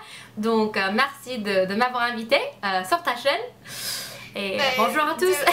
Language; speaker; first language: French; non-native, learner; English